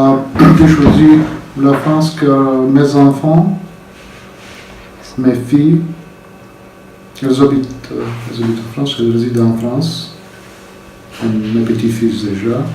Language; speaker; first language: French; non-native, fluent; Bulgarian